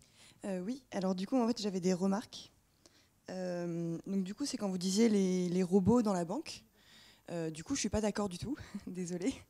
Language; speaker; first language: French; native; French